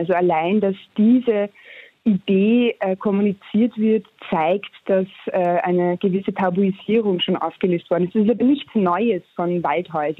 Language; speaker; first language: German; native; German